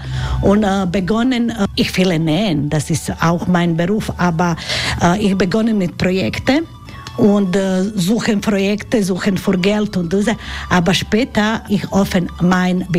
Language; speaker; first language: German; non-native, learner; Croatian